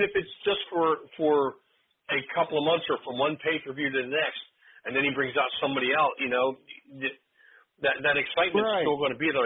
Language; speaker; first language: English; native; English